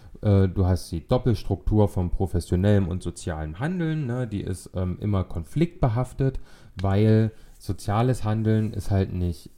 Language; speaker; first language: German; native; German